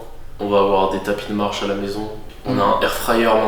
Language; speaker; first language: French; native; French